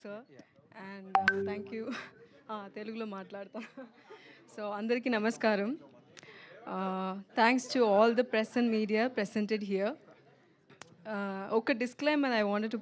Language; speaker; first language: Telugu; non-native, learner; Tamil